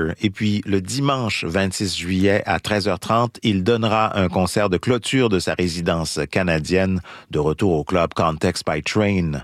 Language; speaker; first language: French; native; French